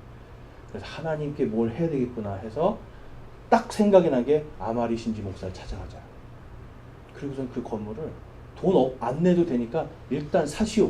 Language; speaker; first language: Korean; native; Korean